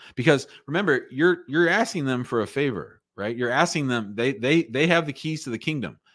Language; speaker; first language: English; native; English